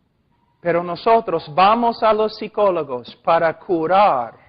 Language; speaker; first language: Spanish; non-native, fluent; English